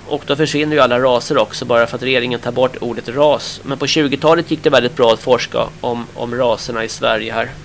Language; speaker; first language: Swedish; native; Swedish